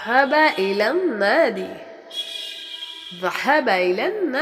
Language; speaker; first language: Arabic; non-native, fluent; Urdu